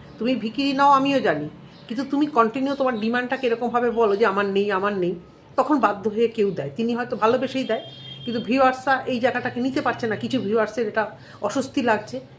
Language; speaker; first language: Bangla; native; Bangla